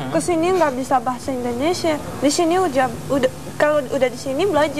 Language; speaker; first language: Indonesian; non-native, learner; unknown